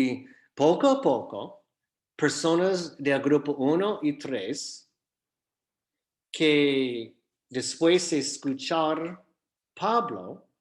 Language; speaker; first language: Spanish; non-native, fluent; English